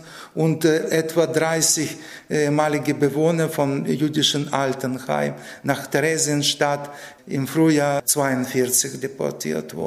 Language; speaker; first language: German; non-native, fluent; Russian